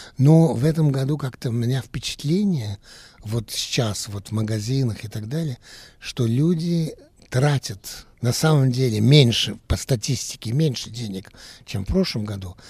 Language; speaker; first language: Russian; early bilingual, heritage; Russian